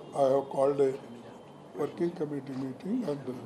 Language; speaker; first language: English; non-native, local second language; Kannada